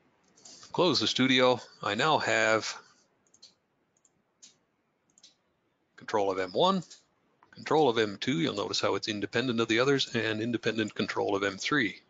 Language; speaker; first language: English; native; English